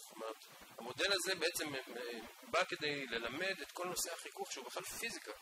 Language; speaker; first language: Hebrew; native; Hebrew